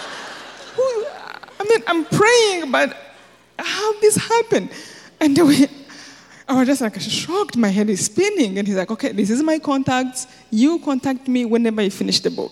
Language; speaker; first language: English; non-native, local second language; Kinyarwanda